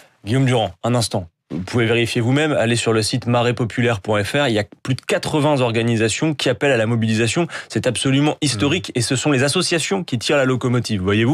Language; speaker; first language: French; native; French